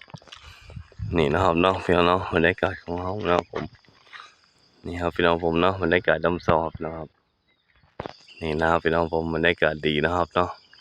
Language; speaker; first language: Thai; non-native, local second language; Northeastern Thai